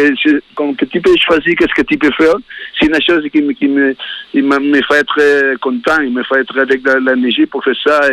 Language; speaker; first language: French; non-native, learner; Spanish